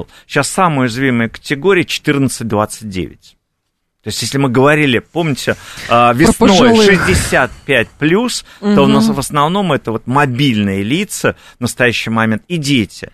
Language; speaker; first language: Russian; native; Russian